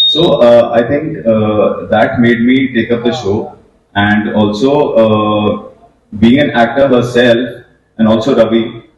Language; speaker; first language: English; non-native, local second language; Punjabi